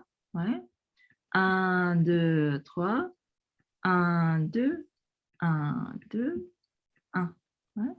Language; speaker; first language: French; non-native, fluent; Korean